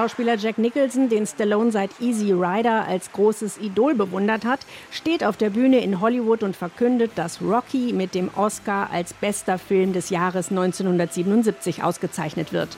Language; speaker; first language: German; native; German